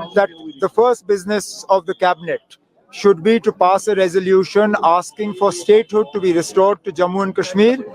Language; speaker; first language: English; non-native, local second language; Kashmiri